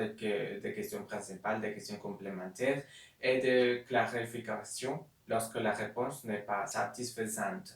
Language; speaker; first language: French; non-native, learner; Spanish